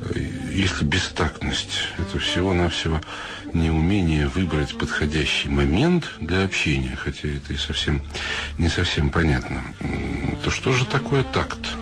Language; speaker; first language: Russian; native; Russian